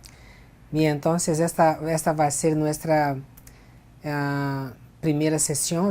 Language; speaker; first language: Spanish; non-native, fluent; Portuguese